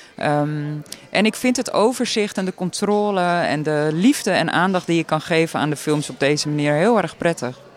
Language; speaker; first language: Dutch; native; Dutch